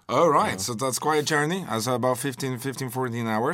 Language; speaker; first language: English; non-native, fluent; Polish